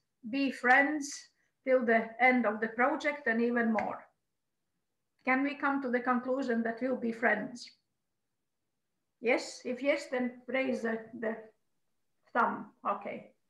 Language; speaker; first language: English; non-native, fluent; Croatian